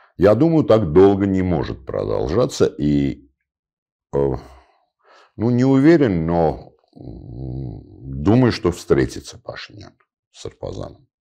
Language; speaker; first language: Russian; non-native, local second language; Armenian